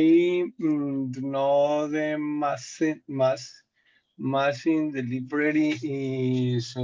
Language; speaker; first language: English; non-native, learner; Spanish